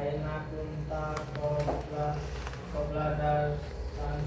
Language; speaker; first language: Arabic; non-native, learner; Indonesian